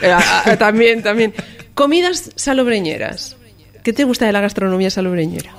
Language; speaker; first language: Spanish; native; Spanish